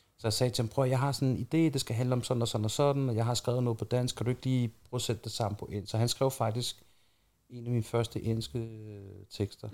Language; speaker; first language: Danish; early bilingual, other home language; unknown